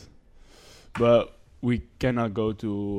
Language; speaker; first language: English; non-native, fluent; Dutch